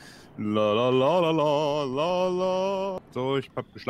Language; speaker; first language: German; native; German